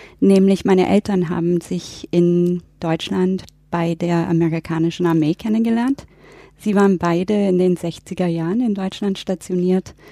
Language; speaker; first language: German; non-native, fluent; English